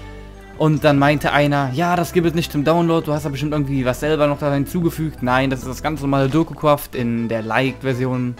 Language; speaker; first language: German; native; German